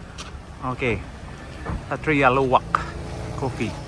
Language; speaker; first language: English; non-native, local second language; Cebuano